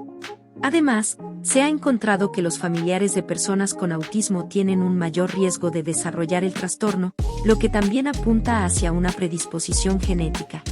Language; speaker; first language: Spanish; native; Spanish